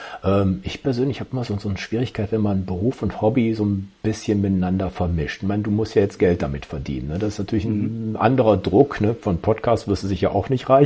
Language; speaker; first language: German; native; German